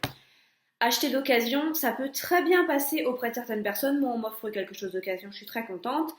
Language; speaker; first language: French; native; French